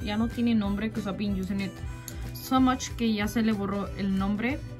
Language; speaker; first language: Spanish; early bilingual, heritage; Spanish